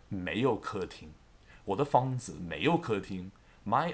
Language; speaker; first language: Chinese; non-native, fluent; English